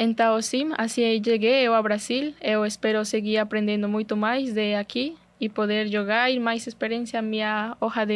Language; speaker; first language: Portuguese; non-native, learner; Spanish